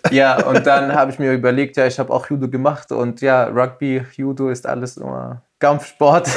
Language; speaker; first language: German; non-native, fluent; Arabic